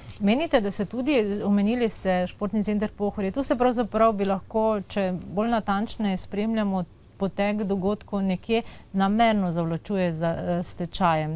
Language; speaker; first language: Slovenian; native; Slovenian